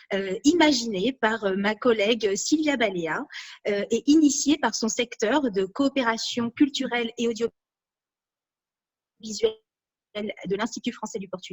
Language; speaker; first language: French; native; French